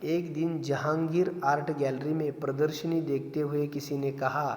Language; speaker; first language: Hindi; non-native, local second language; Marathi